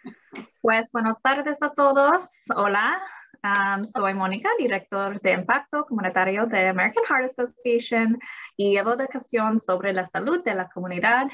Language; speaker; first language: Spanish; early bilingual, heritage; English